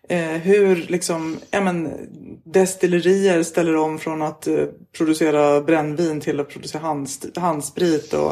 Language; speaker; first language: Swedish; native; Swedish